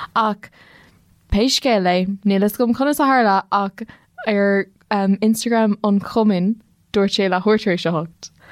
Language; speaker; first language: Irish; non-native, local second language; English